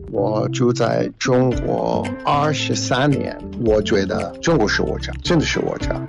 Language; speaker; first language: Chinese; non-native, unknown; English